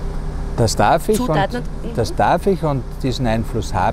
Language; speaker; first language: German; native; German